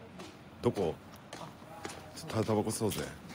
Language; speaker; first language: Japanese; native; Japanese